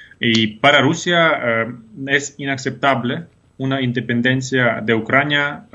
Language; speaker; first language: Spanish; non-native, fluent; Ukrainian